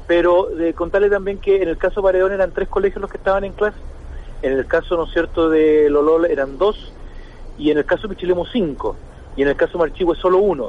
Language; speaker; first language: Spanish; native; Spanish